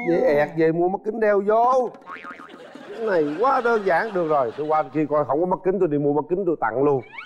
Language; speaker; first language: Vietnamese; native; Vietnamese